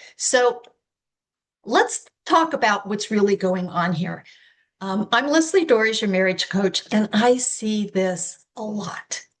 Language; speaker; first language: English; native; English